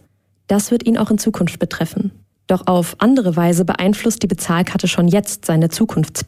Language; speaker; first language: German; native; German